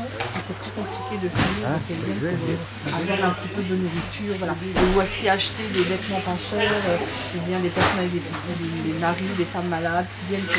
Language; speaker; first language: French; native; French